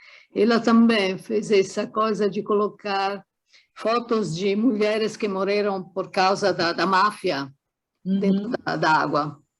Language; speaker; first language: Portuguese; non-native, fluent; Italian